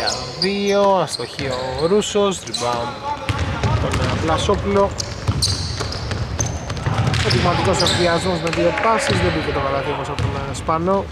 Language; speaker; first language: Greek; native; Greek